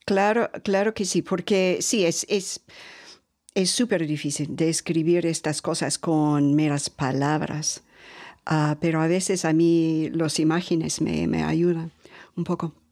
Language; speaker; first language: Spanish; non-native, fluent; English